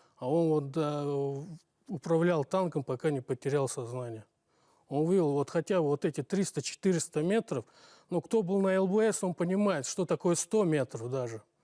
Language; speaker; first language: Russian; native; Russian